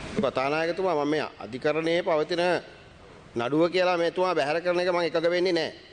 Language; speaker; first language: Sinhala; native; Sinhala